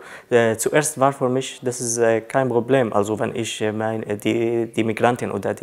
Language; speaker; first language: German; non-native, learner; Arabic